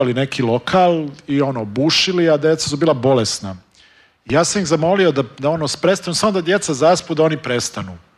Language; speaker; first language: Croatian; early bilingual, heritage; Serbian